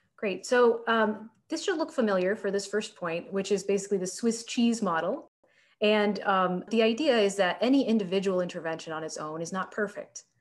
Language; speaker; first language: English; native; English